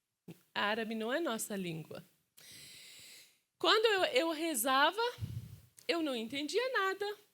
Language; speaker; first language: Portuguese; non-native, fluent; Persian